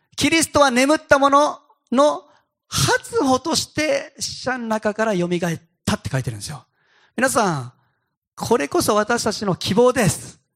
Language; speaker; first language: Japanese; native; Japanese